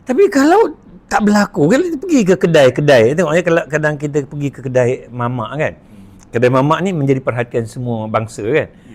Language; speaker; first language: Malay; non-native, local second language; Min Nan Chinese